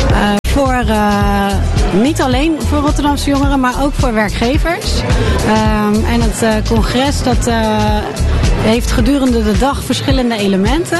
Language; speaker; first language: Dutch; native; Dutch